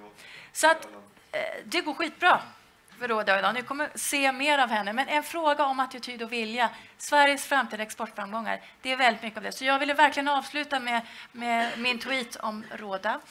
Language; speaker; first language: Swedish; native; Swedish